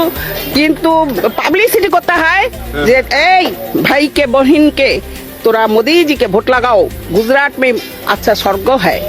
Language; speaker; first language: Hindi; non-native, local second language; Bangla